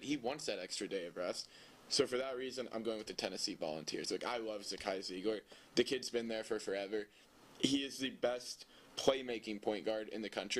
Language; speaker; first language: English; native; English